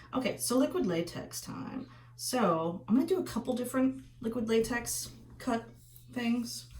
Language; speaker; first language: English; native; English